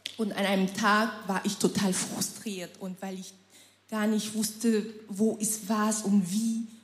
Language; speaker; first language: German; non-native, fluent; French